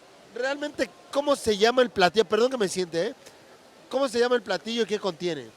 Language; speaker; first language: Spanish; native; Spanish